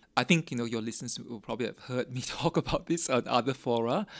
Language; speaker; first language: English; non-native, local second language; Min Nan Chinese